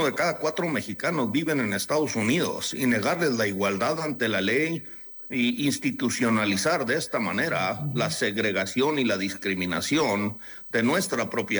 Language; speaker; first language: Spanish; native; Spanish